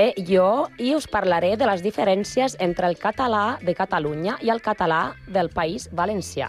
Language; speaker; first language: Catalan; non-native, learner; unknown